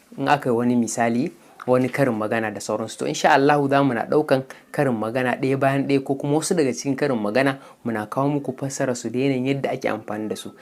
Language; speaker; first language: Hausa; native; Hausa